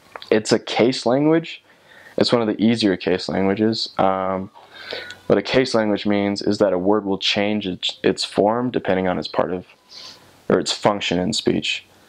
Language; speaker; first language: English; native; English